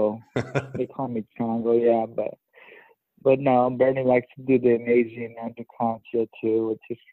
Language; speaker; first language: English; native; English